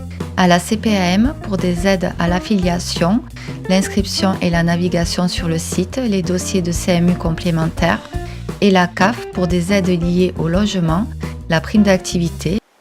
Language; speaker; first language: French; native; French